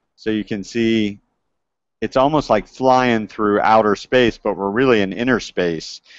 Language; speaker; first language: English; native; English